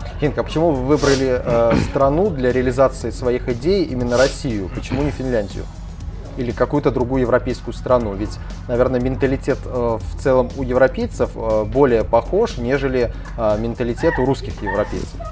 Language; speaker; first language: Russian; native; Russian